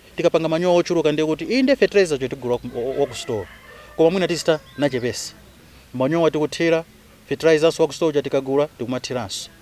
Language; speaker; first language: Nyanja; non-native, local second language; Tumbuka